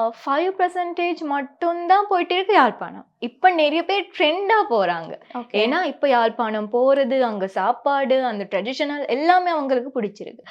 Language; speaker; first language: Tamil; non-native, local second language; Sinhala